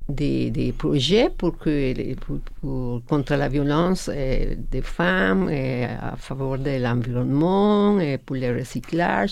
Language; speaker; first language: French; non-native, learner; Spanish